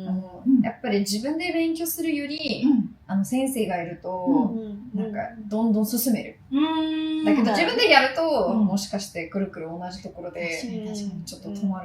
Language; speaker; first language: Japanese; non-native, fluent; English